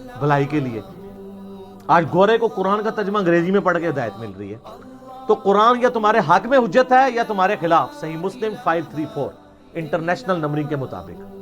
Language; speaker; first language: Urdu; native; Urdu